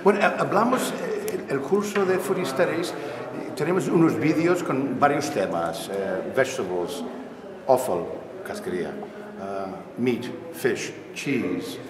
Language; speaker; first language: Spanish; non-native, fluent; English